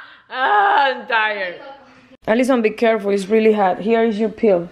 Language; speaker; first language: English; non-native, fluent; Spanish